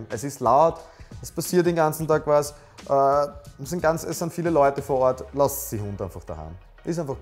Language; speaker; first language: German; native; German